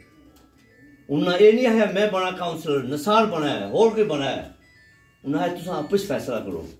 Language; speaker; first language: Urdu; non-native, local second language; Punjabi